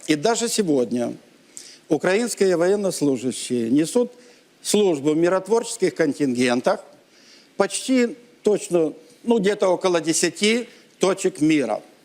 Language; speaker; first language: Russian; non-native, local second language; Ukrainian